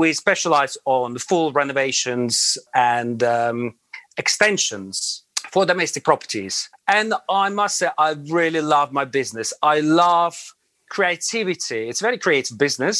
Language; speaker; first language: English; non-native, fluent; Latvian